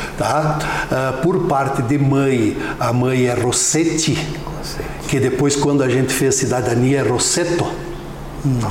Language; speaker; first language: Portuguese; non-native, local second language; Venetian